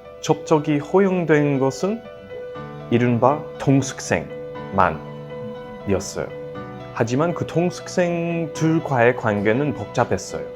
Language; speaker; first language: Korean; non-native, fluent; English